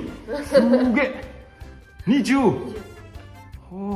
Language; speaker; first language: Japanese; non-native, learner; Thai